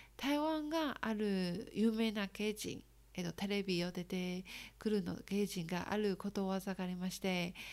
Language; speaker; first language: Japanese; non-native, learner; Chinese